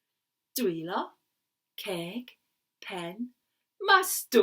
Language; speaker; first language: Welsh; non-native, learner; English